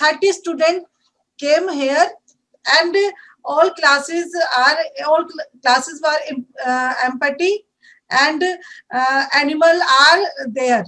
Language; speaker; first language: English; non-native, learner; Hindi